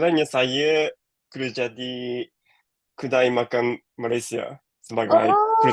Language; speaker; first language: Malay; non-native, learner; Japanese